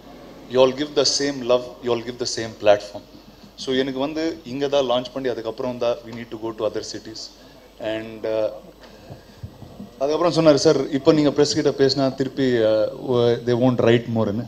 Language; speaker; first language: Tamil; non-native, local second language; Telugu